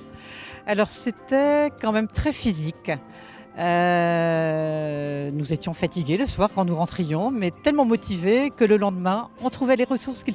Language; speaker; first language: French; native; French